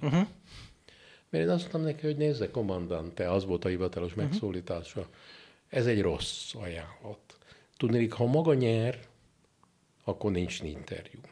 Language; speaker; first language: Hungarian; native; Hungarian